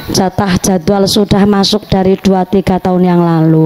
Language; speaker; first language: Indonesian; non-native, local second language; Javanese